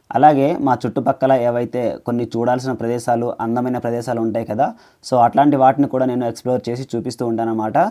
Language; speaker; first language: Telugu; native; Telugu